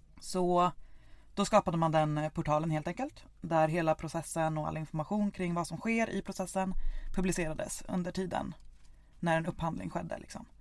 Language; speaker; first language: Swedish; native; Swedish